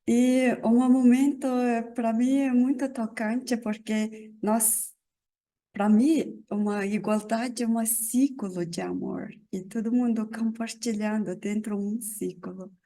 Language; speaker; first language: Portuguese; non-native, learner; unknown